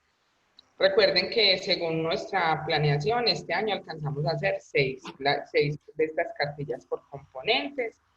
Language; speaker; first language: Spanish; native; Spanish